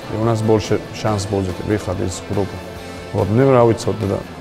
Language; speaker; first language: Russian; non-native, learner; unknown